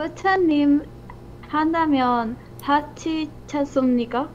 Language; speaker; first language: Korean; non-native, learner; Spanish